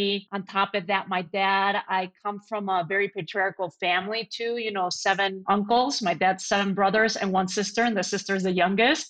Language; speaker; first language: English; non-native, fluent; Spanish